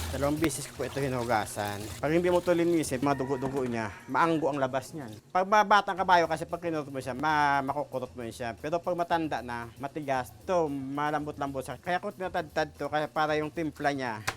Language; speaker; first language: Filipino; non-native, local second language; Hiligaynon